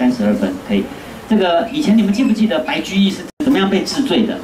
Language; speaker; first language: Chinese; native; Chinese